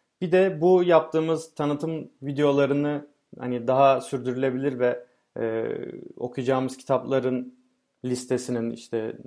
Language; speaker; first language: Turkish; native; Turkish